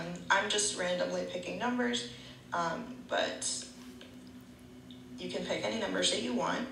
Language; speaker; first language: English; native; English